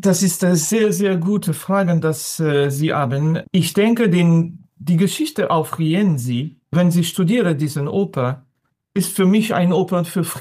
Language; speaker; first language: German; non-native, learner; French